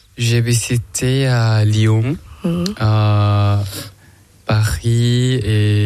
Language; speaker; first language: French; non-native, learner; Thai